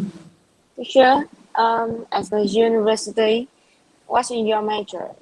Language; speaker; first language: English; non-native, learner; Vietnamese